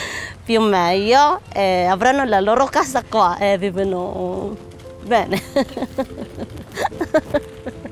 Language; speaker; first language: Italian; non-native, learner; Filipino